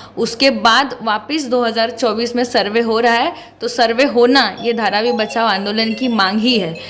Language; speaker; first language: Hindi; non-native, local second language; Marathi